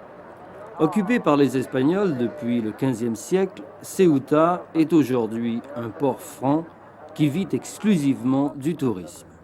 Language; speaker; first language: French; native; French